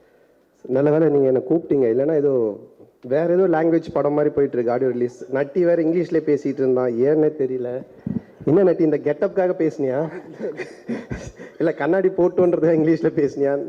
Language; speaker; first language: Tamil; native; Tamil